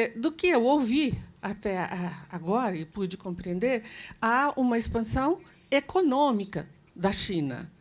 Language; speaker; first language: Portuguese; native; Portuguese